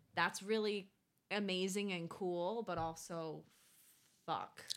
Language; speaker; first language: English; native; English